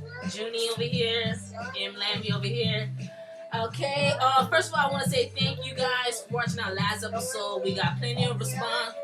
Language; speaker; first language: English; early bilingual, other home language; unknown